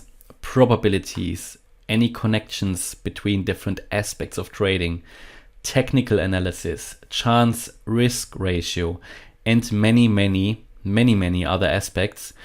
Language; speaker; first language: English; non-native, fluent; German